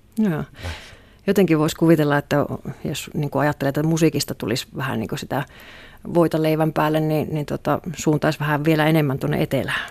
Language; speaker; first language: Finnish; native; Finnish